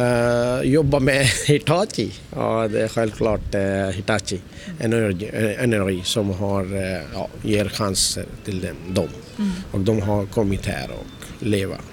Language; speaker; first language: Swedish; non-native, learner; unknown